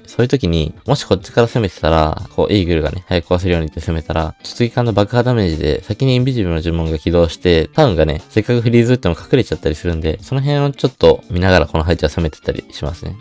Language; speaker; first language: Japanese; native; Japanese